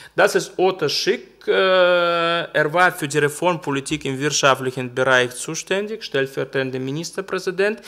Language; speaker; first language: German; non-native, fluent; Russian